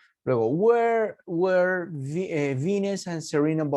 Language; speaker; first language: English; non-native, fluent; Spanish